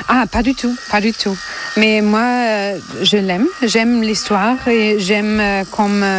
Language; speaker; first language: French; non-native, learner; German